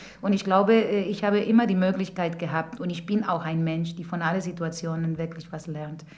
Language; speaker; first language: German; non-native, fluent; Spanish